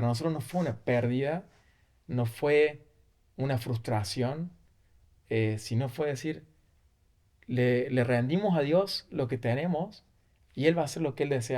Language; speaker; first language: Spanish; native; Spanish